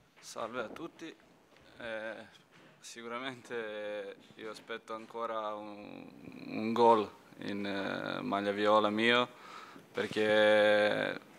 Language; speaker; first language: Italian; non-native, fluent; Serbian